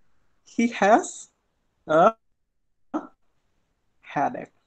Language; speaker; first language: English; non-native, fluent; Indonesian